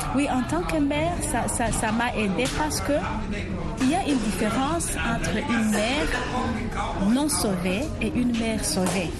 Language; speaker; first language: French; non-native, local second language; Rundi